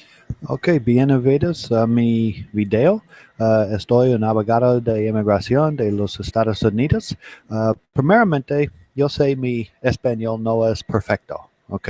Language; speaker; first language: Spanish; non-native, learner; English